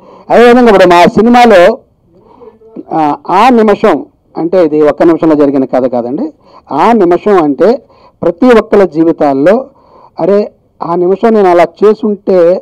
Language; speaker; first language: Telugu; native; Telugu